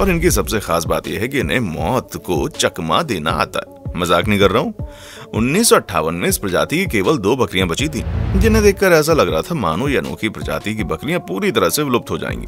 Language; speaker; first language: Hindi; native; Hindi